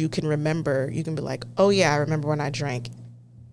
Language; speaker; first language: English; native; English